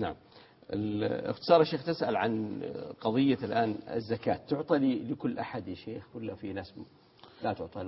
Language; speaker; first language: Arabic; native; Arabic